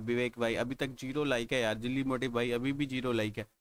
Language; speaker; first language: Hindi; native; Hindi